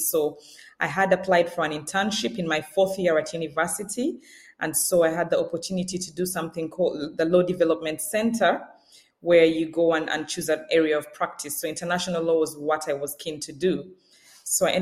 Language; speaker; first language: English; non-native, local second language; Ganda